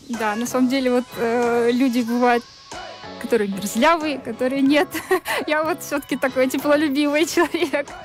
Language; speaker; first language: Russian; native; Russian